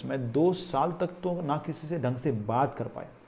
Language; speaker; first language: Hindi; non-native, local second language; Marathi